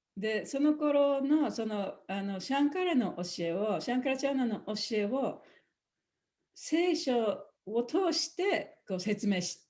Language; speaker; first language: Japanese; native; Japanese